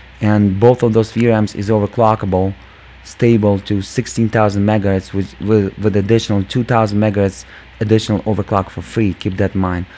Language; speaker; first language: English; non-native, fluent; Russian